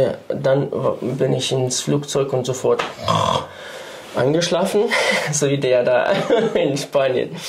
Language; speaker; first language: German; non-native, fluent; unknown